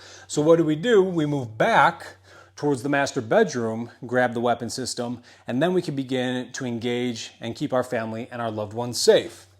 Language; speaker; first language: English; native; English